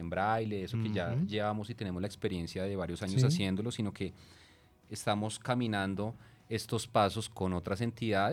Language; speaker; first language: Spanish; native; Spanish